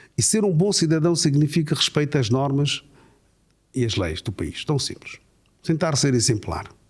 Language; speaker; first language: Portuguese; native; Portuguese